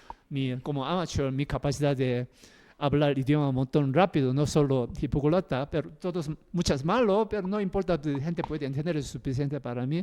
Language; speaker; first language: Spanish; non-native, learner; Korean